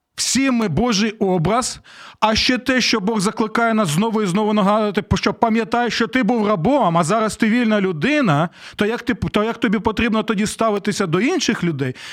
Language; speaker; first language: Ukrainian; native; Ukrainian